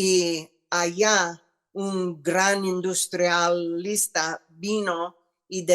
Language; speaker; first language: Spanish; non-native, fluent; English